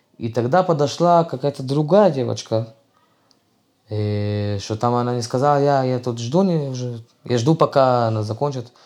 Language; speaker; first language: Russian; early bilingual, heritage; Russian